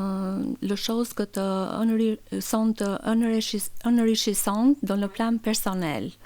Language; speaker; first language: French; non-native, learner; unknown